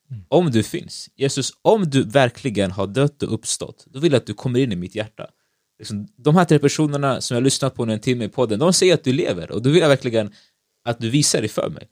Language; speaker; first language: Swedish; early bilingual, other home language; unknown